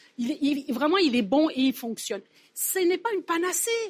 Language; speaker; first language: French; native; French